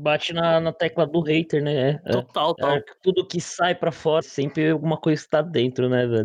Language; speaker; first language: Portuguese; native; Portuguese